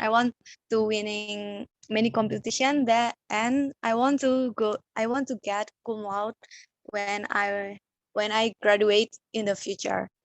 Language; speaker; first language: English; non-native, learner; Indonesian